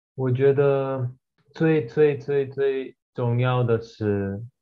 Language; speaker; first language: Chinese; non-native, fluent; Russian